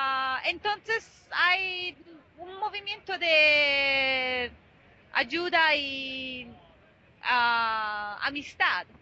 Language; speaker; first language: Spanish; non-native, fluent; Italian